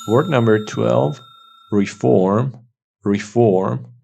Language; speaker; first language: English; non-native, fluent; Persian